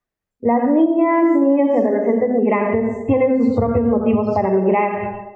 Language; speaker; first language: Spanish; native; Spanish